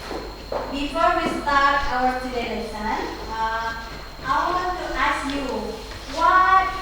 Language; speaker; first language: English; non-native, learner; Indonesian